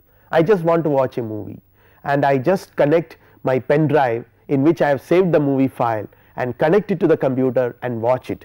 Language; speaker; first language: English; non-native, local second language; Malayalam